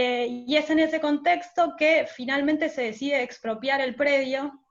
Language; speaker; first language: Spanish; native; Spanish